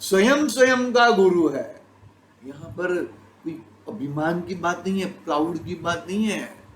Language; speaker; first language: Hindi; non-native, local second language; Gujarati